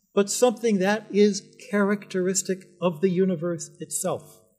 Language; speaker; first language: English; native; English